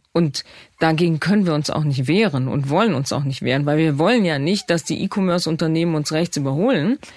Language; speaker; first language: German; native; German